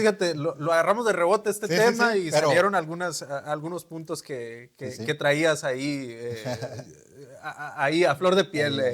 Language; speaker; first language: Spanish; native; Spanish